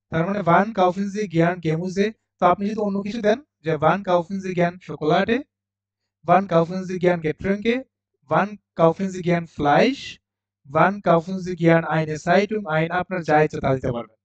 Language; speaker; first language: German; non-native, fluent; Bangla